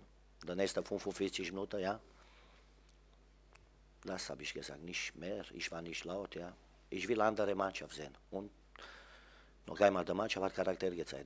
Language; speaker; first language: German; non-native, fluent; Romanian